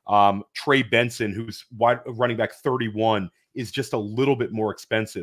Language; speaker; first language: English; native; English